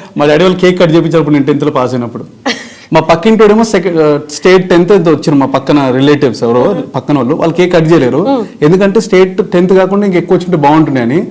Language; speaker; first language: Telugu; native; Telugu